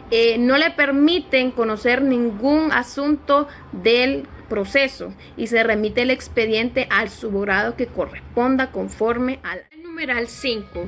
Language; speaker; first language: Spanish; native; Spanish